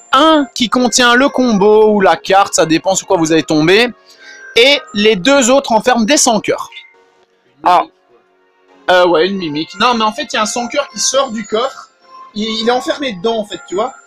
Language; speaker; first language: French; native; French